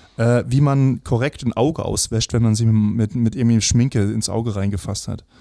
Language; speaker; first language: German; native; German